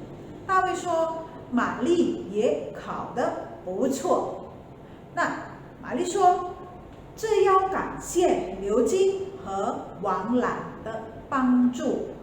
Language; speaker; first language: Chinese; non-native, fluent; Indonesian